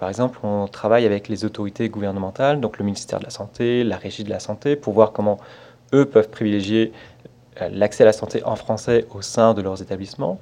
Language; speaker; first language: French; native; French